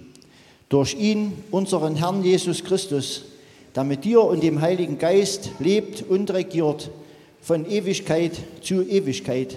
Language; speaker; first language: German; native; German